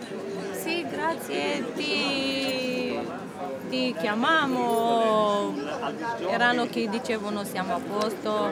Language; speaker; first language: Italian; non-native, learner; Romanian